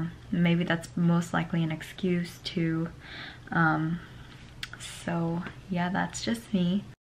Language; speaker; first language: English; early bilingual, other home language; Korean